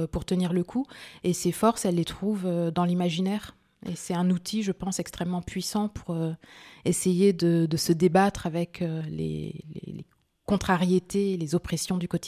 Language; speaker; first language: French; early bilingual, other home language; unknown